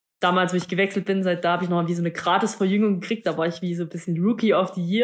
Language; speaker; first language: German; native; German